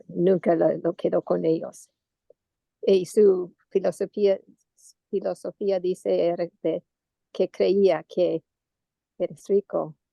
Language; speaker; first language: Spanish; non-native, learner; English